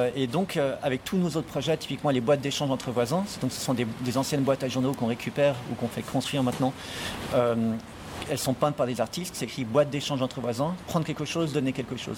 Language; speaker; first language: French; native; French